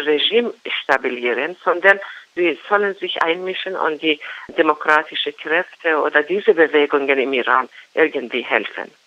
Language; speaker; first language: German; non-native, fluent; Persian